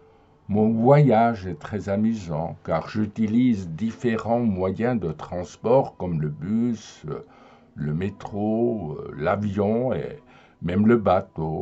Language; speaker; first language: French; non-native, fluent; German